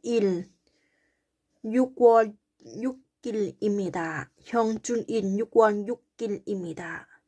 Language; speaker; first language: Korean; non-native, learner; Thai